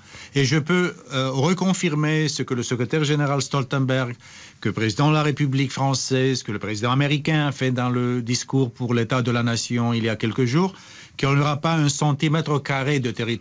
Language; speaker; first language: French; non-native, fluent; Romanian